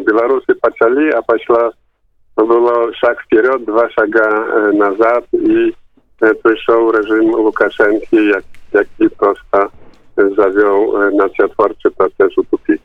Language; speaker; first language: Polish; non-native, local second language; Belarusian